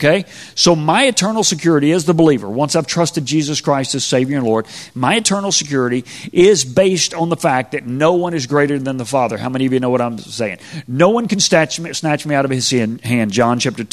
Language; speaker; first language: English; native; English